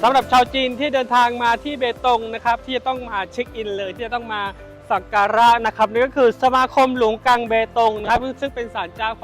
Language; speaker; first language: Thai; native; Thai